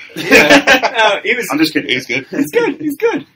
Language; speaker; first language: English; native; English